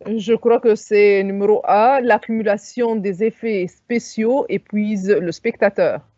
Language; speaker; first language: French; non-native, fluent; Arabic